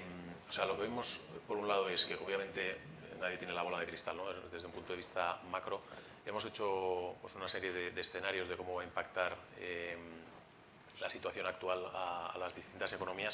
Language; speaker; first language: Spanish; native; Spanish